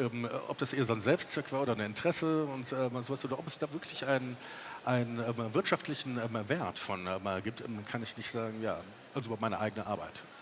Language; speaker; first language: German; native; German